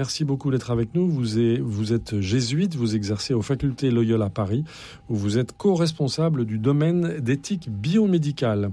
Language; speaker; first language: French; native; French